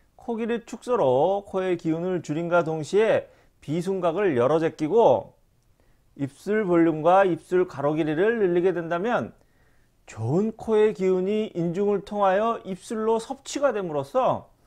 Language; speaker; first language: Korean; native; Korean